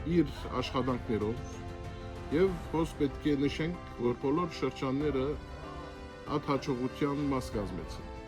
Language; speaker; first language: Armenian; early bilingual, heritage; Armenian